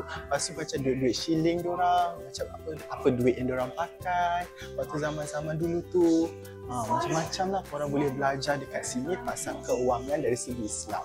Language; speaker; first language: Malay; native; Malay